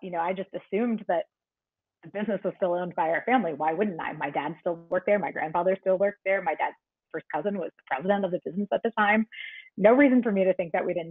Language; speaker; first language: English; native; English